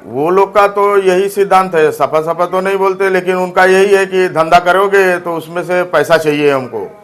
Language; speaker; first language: Hindi; native; Hindi